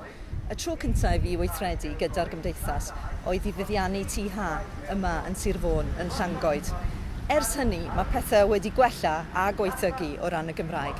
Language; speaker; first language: Welsh; native; Welsh